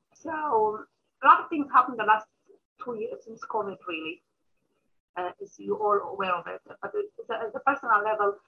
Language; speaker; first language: English; early bilingual, other home language; Amharic